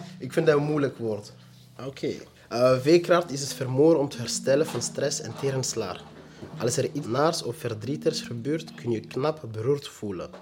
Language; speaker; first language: Dutch; non-native, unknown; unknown